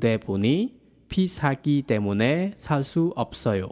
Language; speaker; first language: Korean; non-native, fluent; Khmer